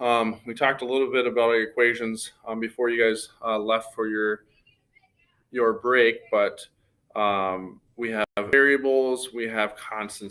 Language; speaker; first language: English; native; English